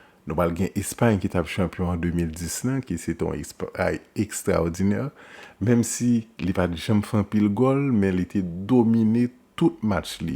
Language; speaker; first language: French; non-native, local second language; Haitian Creole